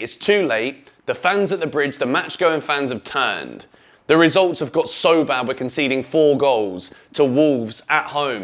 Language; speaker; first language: English; native; English